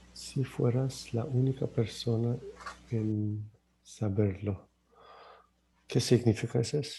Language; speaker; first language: Spanish; non-native, learner; English